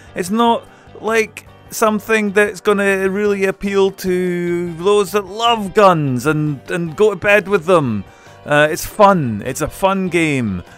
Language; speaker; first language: English; native; English